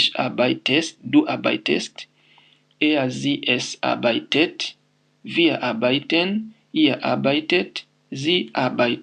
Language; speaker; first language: German; non-native, fluent; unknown